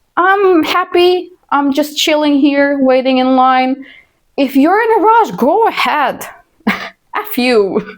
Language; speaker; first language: English; non-native, fluent; Ukrainian